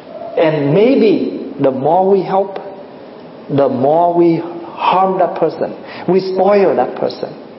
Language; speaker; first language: English; non-native, fluent; Vietnamese